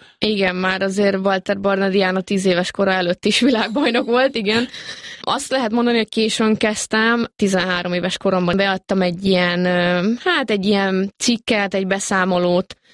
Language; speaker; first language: Hungarian; native; Hungarian